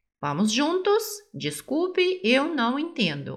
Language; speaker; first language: Portuguese; non-native, fluent; Russian